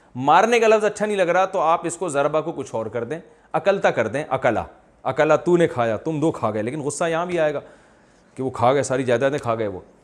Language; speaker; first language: Urdu; native; Urdu